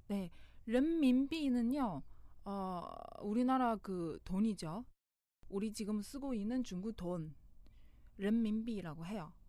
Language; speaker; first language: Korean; non-native, fluent; Chinese